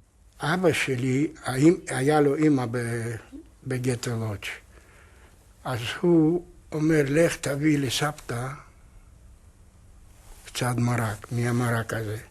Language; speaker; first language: Hebrew; non-native, fluent; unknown